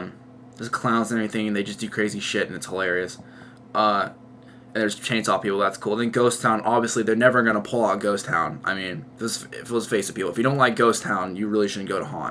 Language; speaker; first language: English; native; English